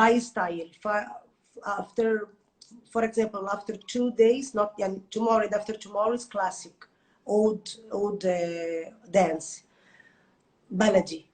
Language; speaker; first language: English; non-native, learner; Portuguese